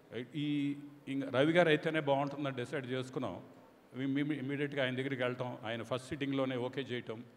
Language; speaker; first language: Telugu; native; Telugu